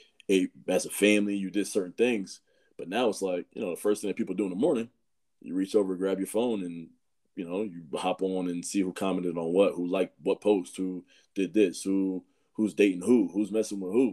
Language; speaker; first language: English; native; English